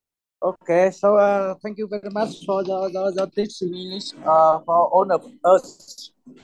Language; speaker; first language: English; non-native, learner; Vietnamese